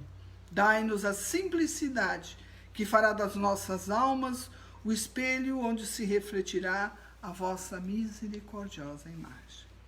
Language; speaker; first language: Portuguese; native; Portuguese